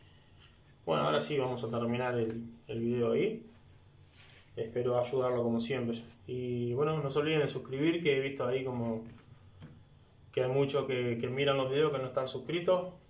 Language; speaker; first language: Spanish; native; Spanish